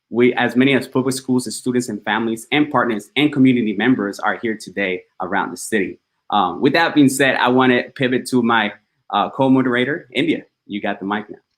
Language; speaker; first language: English; early bilingual, other home language; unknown